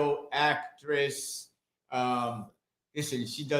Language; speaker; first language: English; native; English